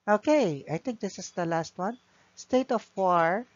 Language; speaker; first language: English; non-native, local second language; Filipino